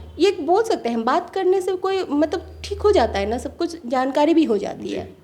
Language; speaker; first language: Hindi; non-native, local second language; Assamese